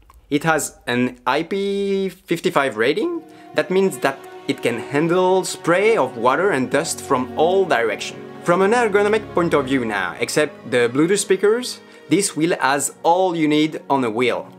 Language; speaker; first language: English; non-native, learner; French